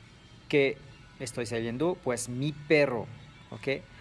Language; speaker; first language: Spanish; non-native, fluent; French